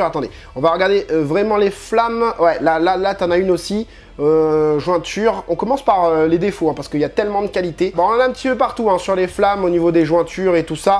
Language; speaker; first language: French; native; French